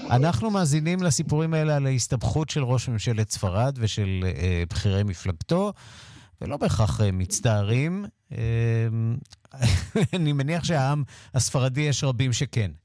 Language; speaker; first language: Hebrew; native; Hebrew